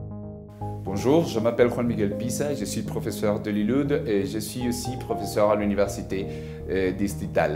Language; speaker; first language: French; non-native, fluent; Spanish